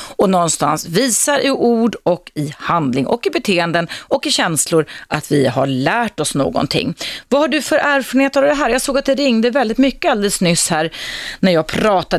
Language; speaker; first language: Swedish; native; Swedish